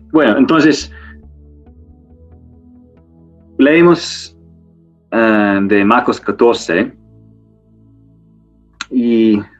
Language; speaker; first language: Spanish; non-native, fluent; English